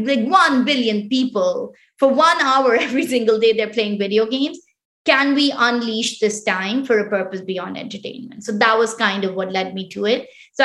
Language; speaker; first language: English; non-native, local second language; Pashto